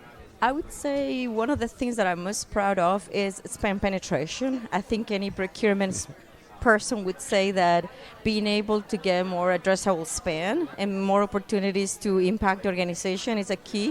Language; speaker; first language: English; non-native, fluent; Spanish